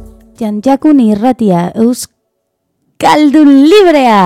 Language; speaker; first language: Basque; non-native, learner; Spanish